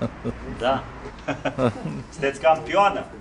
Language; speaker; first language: Romanian; native; Romanian